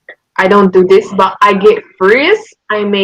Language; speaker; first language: English; non-native, learner; Arabic